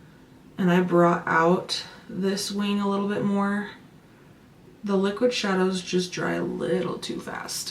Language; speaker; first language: English; native; English